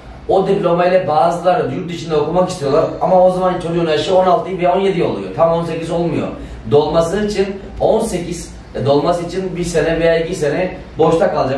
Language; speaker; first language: Turkish; non-native, fluent; Urdu